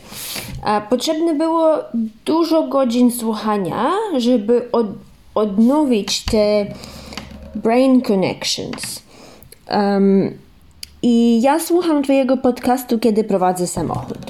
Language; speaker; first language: Polish; early bilingual, heritage; Ukrainian